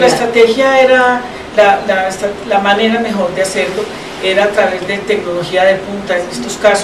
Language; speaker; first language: Spanish; native; Spanish